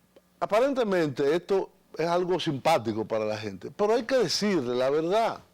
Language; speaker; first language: Spanish; native; Spanish